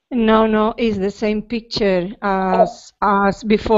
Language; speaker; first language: English; non-native, learner; Spanish